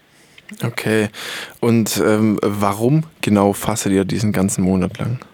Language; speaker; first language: German; native; German